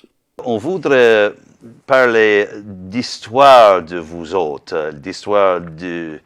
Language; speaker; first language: French; non-native, learner; English